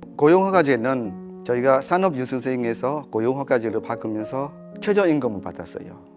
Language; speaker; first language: Korean; non-native, fluent; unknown